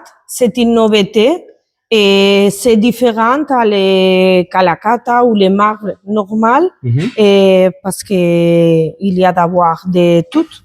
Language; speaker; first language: French; non-native, learner; Spanish